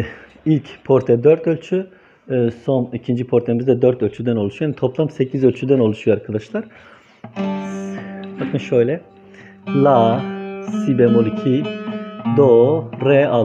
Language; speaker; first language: Turkish; native; Turkish